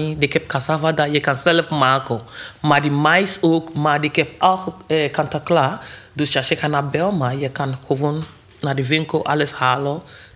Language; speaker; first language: Dutch; non-native, learner; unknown